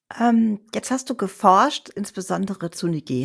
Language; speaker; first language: German; native; German